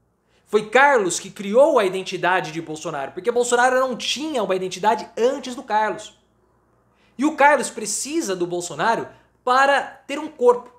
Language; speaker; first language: Portuguese; native; Portuguese